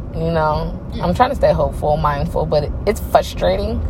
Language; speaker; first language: English; native; English